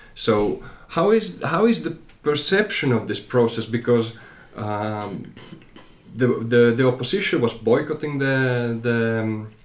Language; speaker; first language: English; non-native, fluent; Macedonian